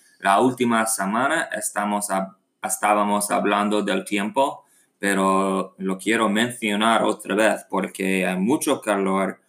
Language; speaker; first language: Spanish; non-native, learner; English